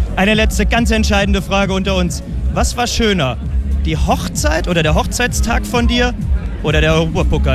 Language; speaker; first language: German; native; German